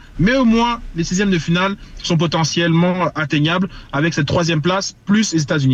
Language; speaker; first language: French; native; French